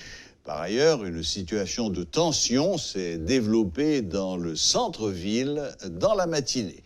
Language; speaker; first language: French; non-native, local second language; Haitian Creole